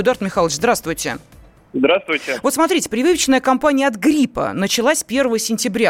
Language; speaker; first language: Russian; native; Russian